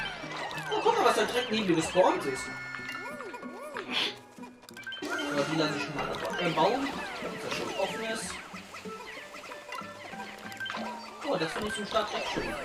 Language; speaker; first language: German; native; German